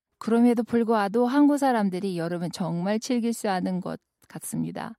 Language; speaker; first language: Korean; non-native, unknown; Kyrgyz